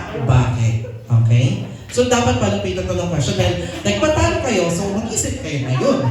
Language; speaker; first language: Filipino; native; Filipino